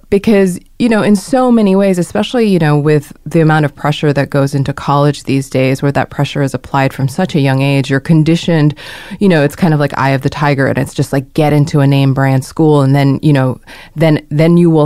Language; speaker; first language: English; non-native, local second language; Korean